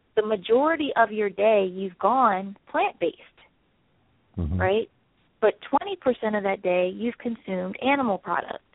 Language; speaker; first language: English; native; English